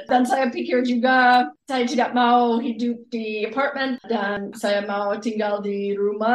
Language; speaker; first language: Indonesian; non-native, fluent; English